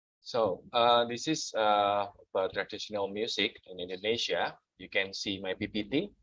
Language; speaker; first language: English; non-native, learner; Indonesian